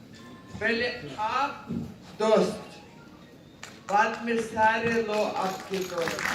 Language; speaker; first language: Hindi; non-native, learner; Ukrainian